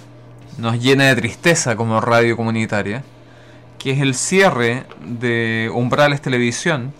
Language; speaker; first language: Spanish; native; Spanish